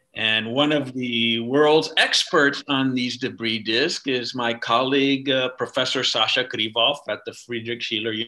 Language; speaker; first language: English; native; English